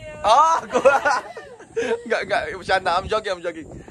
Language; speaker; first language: English; non-native, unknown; Indonesian